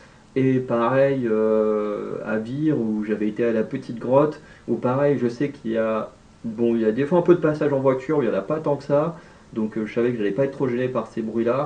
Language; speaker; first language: French; native; French